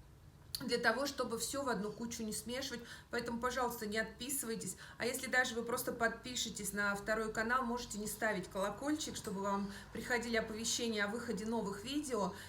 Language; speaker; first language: Russian; native; Russian